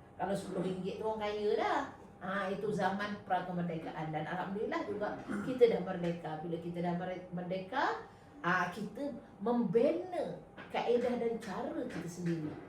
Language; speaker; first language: Malay; native; Malay